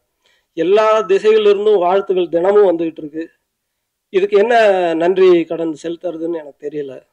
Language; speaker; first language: Tamil; native; Tamil